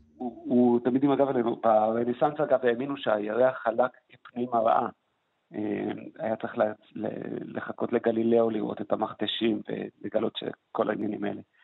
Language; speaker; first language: Hebrew; native; Hebrew